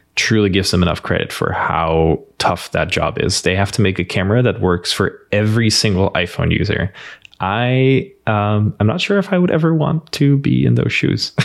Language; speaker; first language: English; non-native, fluent; Dutch